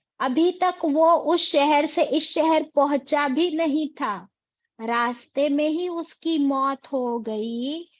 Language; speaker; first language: Urdu; native; Urdu